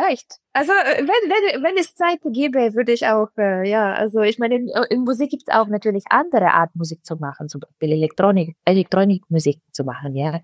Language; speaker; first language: German; non-native, fluent; Russian